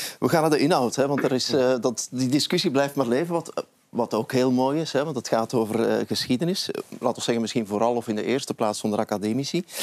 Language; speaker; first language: Dutch; native; Dutch